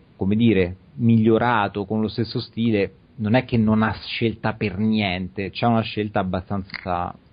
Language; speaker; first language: Italian; native; Italian